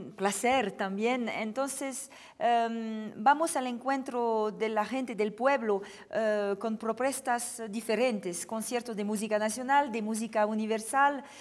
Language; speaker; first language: Spanish; non-native, fluent; French